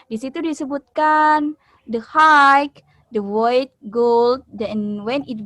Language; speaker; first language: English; non-native, learner; Indonesian